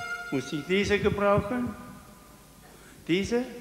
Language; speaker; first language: German; non-native, learner; French